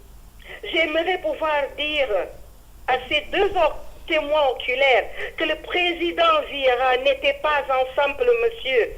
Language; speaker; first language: French; non-native, fluent; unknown